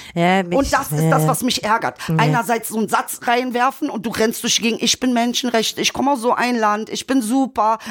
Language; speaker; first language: German; early bilingual, other home language; Turkish